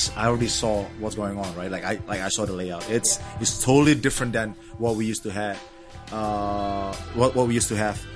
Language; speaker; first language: English; early bilingual, other home language; Indonesian